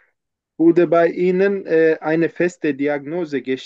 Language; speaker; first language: German; non-native, fluent; Turkish